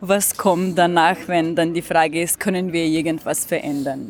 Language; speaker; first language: German; non-native, learner; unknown